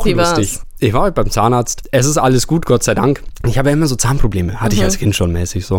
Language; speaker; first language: German; native; German